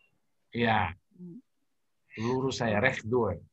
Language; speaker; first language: Dutch; non-native, learner; Indonesian